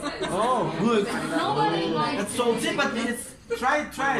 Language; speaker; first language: English; non-native, learner; Russian